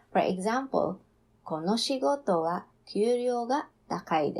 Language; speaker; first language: Japanese; non-native, fluent; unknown